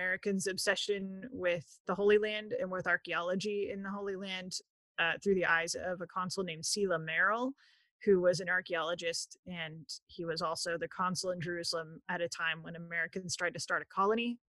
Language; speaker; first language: English; native; English